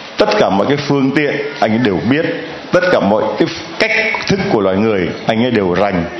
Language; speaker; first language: Vietnamese; native; Vietnamese